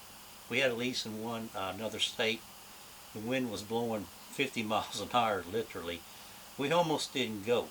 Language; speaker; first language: English; native; English